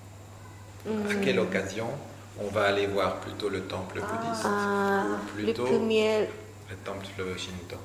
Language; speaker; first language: French; native; French